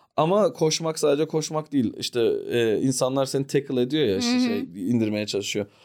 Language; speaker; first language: Turkish; early bilingual, heritage; Turkish